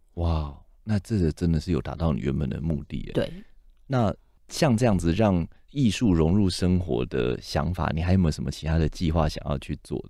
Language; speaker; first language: Chinese; native; Chinese